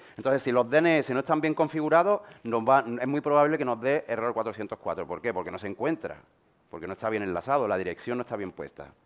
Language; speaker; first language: Spanish; native; Spanish